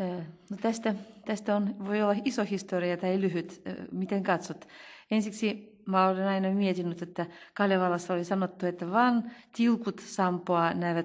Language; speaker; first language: Finnish; non-native, fluent; Russian